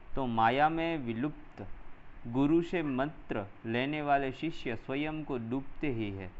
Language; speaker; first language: Hindi; non-native, local second language; Gujarati